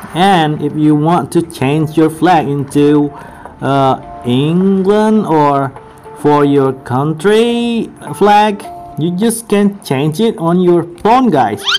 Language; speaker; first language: English; non-native, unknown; Indonesian